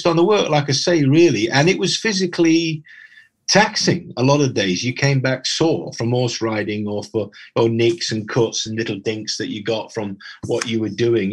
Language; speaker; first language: English; native; English